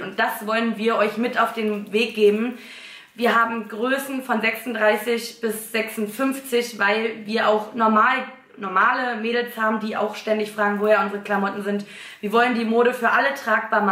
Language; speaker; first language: German; native; German